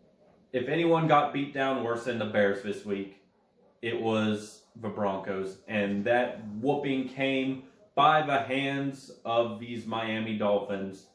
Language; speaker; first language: English; native; English